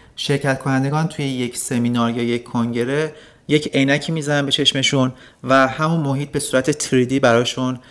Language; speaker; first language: Persian; native; Persian